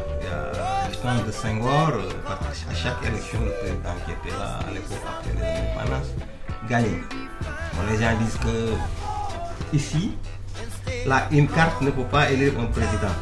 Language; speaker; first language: French; non-native, local second language; Wolof